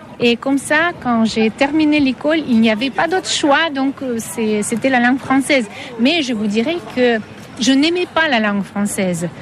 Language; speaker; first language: French; non-native, fluent; Russian